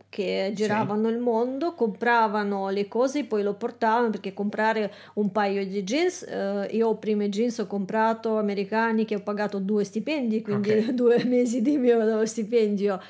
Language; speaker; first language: Italian; non-native, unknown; Russian